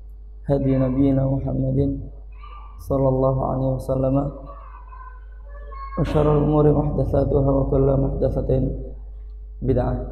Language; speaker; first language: Arabic; non-native, fluent; Indonesian